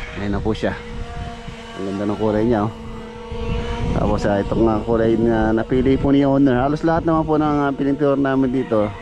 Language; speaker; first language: Filipino; native; Filipino